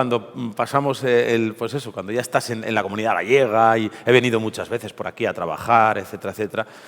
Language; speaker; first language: Spanish; native; Spanish